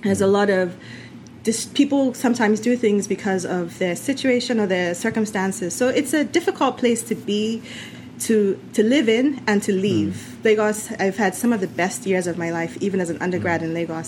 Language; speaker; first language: English; non-native, local second language; Yoruba